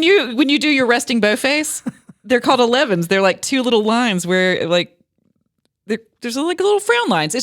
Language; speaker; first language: English; native; English